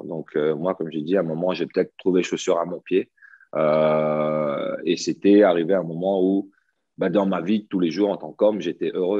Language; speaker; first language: French; native; French